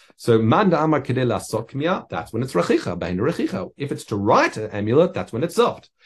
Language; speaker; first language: English; native; English